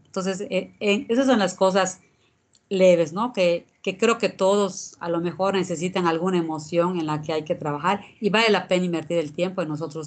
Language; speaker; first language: Spanish; native; Spanish